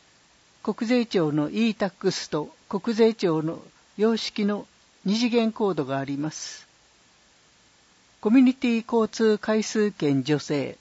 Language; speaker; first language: Japanese; native; Japanese